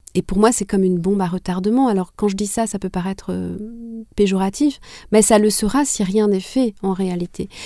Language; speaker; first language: French; non-native, local second language; Kinyarwanda